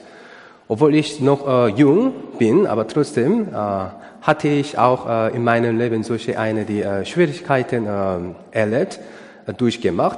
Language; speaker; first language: German; non-native, learner; Korean